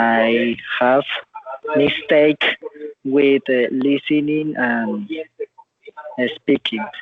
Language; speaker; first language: English; non-native, learner; Spanish